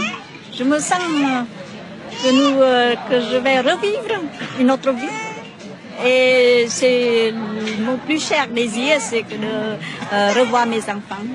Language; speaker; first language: French; non-native, local second language; Vietnamese